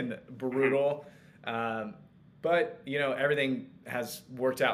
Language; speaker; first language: English; native; English